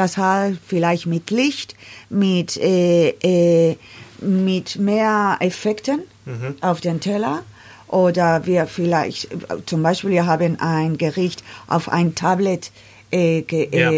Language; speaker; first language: German; non-native, learner; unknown